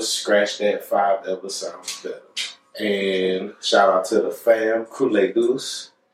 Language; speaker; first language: English; native; English